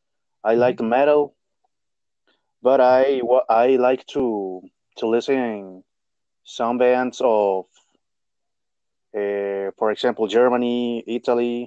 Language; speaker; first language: English; non-native, learner; Spanish